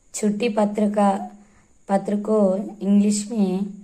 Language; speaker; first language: Hindi; non-native, local second language; Telugu